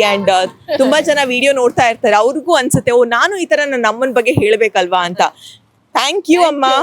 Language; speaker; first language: Kannada; native; Kannada